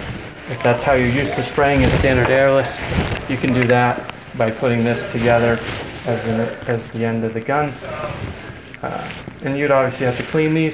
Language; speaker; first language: English; native; English